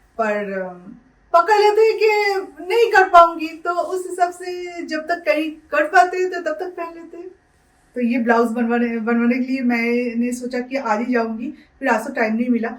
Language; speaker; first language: Hindi; non-native, local second language; Bangla